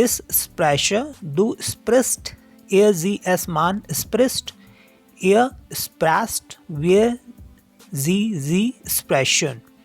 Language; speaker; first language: German; non-native, learner; Hindi